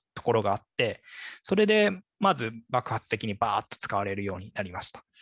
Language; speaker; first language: Japanese; native; Japanese